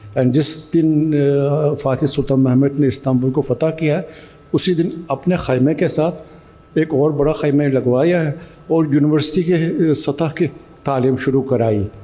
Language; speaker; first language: Urdu; non-native, fluent; Turkish